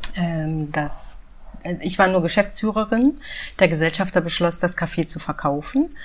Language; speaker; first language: German; native; German